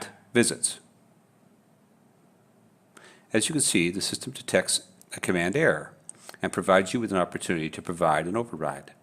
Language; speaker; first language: English; native; English